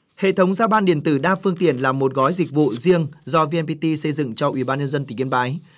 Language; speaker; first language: Vietnamese; native; Vietnamese